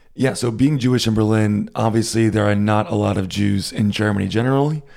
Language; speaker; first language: English; native; English